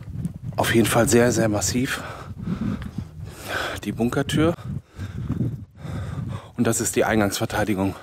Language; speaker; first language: German; native; German